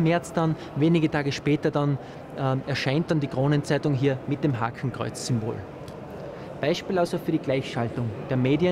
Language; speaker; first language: German; native; German